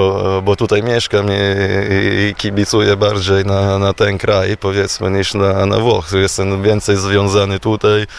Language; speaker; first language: Polish; non-native, fluent; Italian